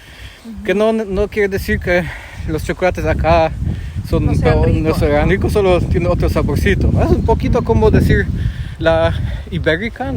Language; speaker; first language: Spanish; non-native, fluent; Polish